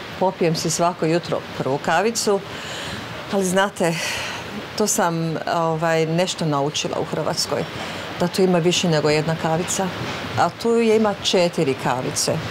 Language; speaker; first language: Croatian; early bilingual, heritage; Croatian